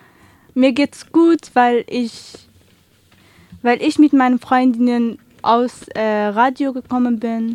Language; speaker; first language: German; non-native, learner; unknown